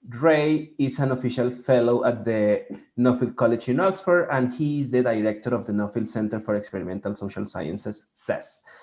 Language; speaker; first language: English; non-native, fluent; Spanish